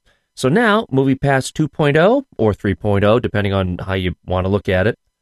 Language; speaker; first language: English; native; English